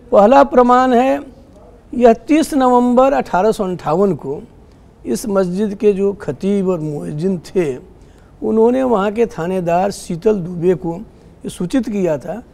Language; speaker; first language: Hindi; native; Hindi